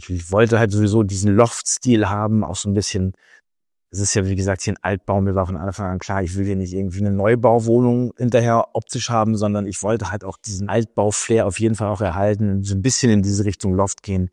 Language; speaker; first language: German; native; German